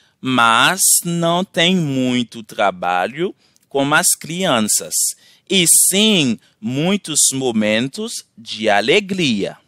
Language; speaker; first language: Portuguese; non-native, learner; Haitian Creole